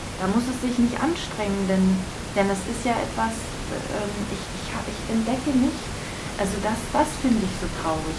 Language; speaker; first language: German; native; German